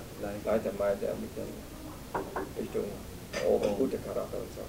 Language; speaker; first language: German; non-native, fluent; Vietnamese